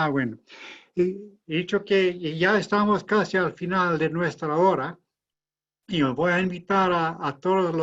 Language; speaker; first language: Spanish; non-native, fluent; English